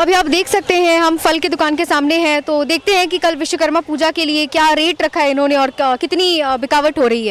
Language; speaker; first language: Hindi; native; Hindi